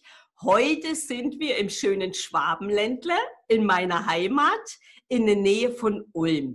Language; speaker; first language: German; native; German